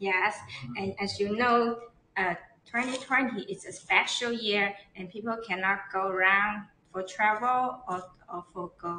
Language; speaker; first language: English; non-native, learner; Chinese